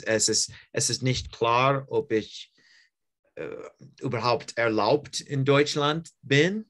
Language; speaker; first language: German; non-native, learner; English